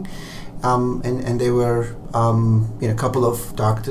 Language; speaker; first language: English; non-native, fluent; Turkish